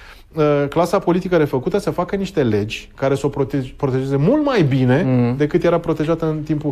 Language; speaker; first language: Romanian; native; Romanian